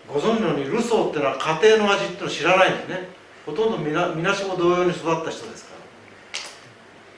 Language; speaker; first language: Japanese; native; Japanese